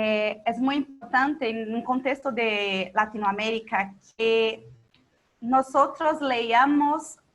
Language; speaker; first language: Spanish; non-native, local second language; Portuguese